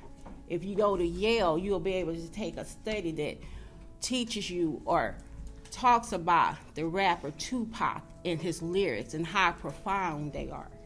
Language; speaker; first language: English; native; English